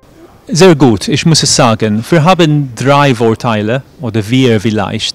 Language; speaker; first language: German; non-native, fluent; English